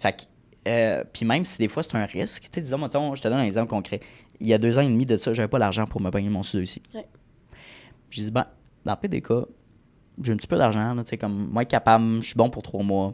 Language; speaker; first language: French; native; French